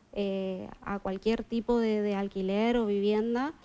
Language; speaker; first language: Spanish; native; Spanish